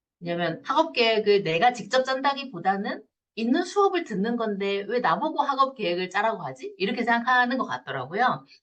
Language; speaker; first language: Korean; native; Korean